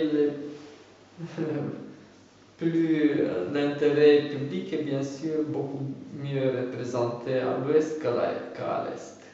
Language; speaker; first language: French; non-native, fluent; Romanian